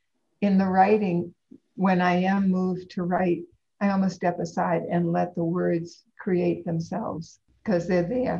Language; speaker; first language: English; native; English